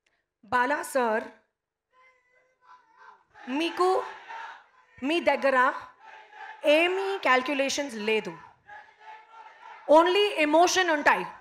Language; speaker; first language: Telugu; non-native, learner; Hindi